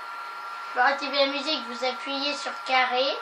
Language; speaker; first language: French; native; French